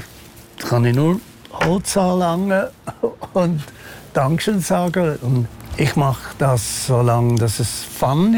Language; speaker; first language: German; non-native, fluent; Maltese